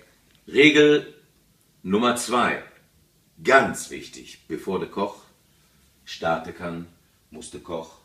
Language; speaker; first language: German; early bilingual, other home language; Italian